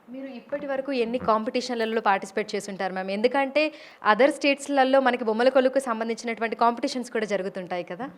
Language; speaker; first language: Telugu; native; Telugu